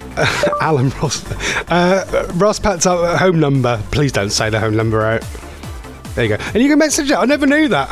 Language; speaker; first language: English; native; English